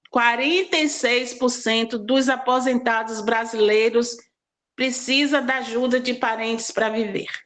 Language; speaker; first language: Portuguese; native; Portuguese